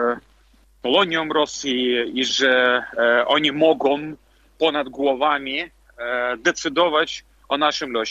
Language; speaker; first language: Polish; non-native, fluent; Belarusian